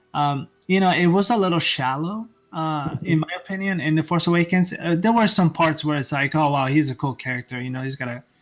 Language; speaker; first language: English; non-native, fluent; Italian